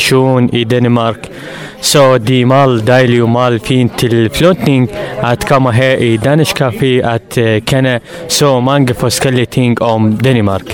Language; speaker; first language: Danish; non-native, learner; Arabic